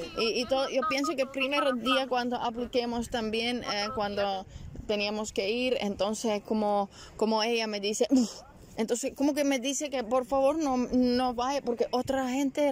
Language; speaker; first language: Spanish; non-native, learner; Finnish